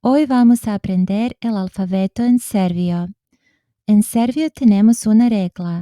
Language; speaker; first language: Spanish; non-native, fluent; Serbian